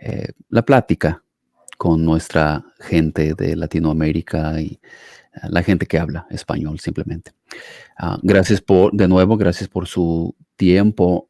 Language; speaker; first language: Spanish; non-native, fluent; English